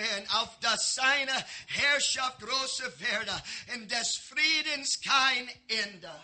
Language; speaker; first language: German; non-native, learner; English